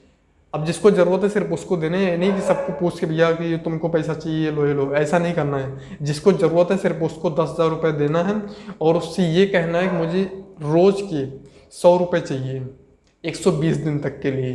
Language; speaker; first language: Hindi; native; Hindi